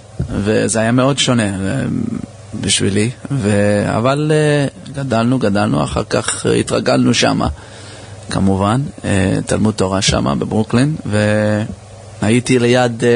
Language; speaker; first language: Hebrew; early bilingual, heritage; English